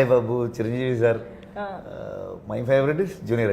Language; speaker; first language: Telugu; non-native, learner; Kannada